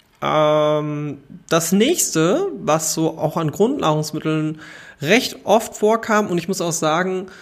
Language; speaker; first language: German; native; German